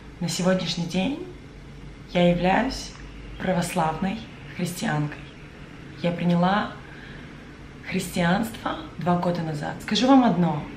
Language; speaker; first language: Russian; native; Russian